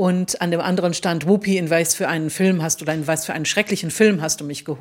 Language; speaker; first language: German; native; German